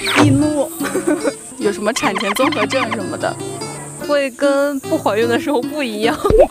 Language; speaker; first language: Chinese; native; Chinese